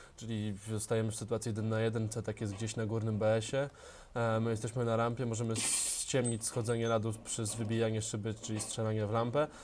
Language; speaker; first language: Polish; native; Polish